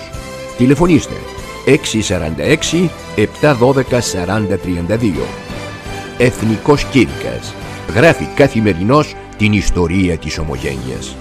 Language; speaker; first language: Greek; native; Greek